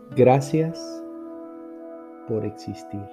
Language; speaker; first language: Spanish; native; Spanish